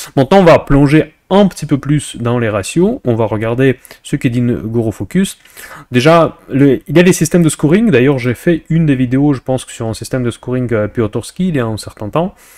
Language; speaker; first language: French; non-native, fluent; Russian